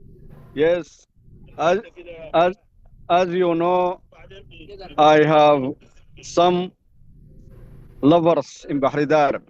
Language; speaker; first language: English; non-native, fluent; Arabic